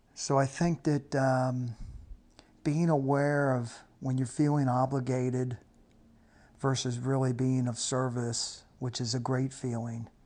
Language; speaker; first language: English; native; English